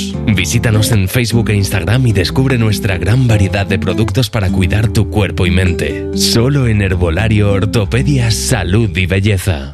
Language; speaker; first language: Spanish; native; Spanish